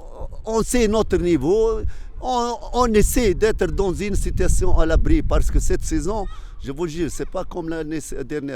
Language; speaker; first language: French; non-native, fluent; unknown